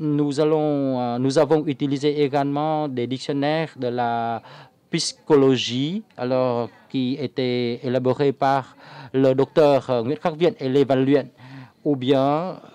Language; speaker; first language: French; non-native, fluent; Vietnamese